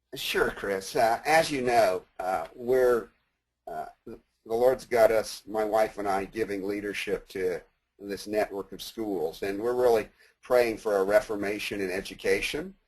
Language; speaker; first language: English; native; English